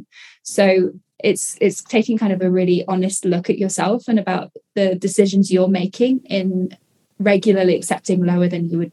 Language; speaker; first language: English; native; English